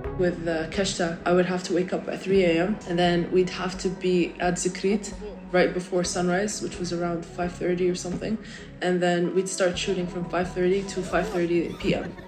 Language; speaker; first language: English; non-native, fluent; Arabic